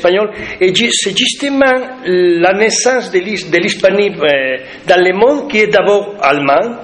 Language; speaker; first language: French; non-native, fluent; Spanish